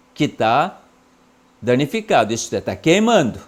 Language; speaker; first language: Portuguese; non-native, fluent; Korean